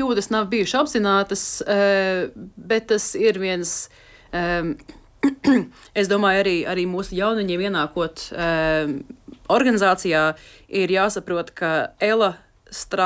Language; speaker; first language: Latvian; early bilingual, heritage; Latvian